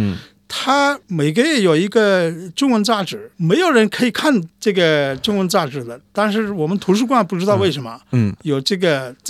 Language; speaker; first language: Chinese; non-native, fluent; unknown